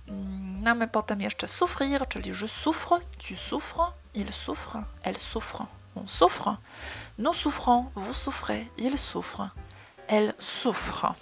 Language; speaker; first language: French; non-native, fluent; Polish